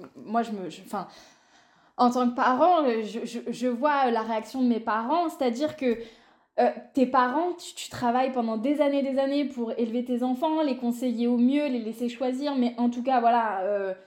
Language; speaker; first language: French; native; French